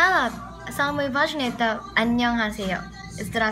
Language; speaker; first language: Russian; non-native, learner; Korean